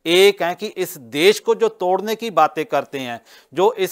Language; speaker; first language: Hindi; non-native, local second language; Punjabi